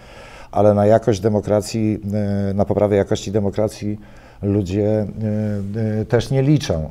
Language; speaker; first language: Polish; native; Polish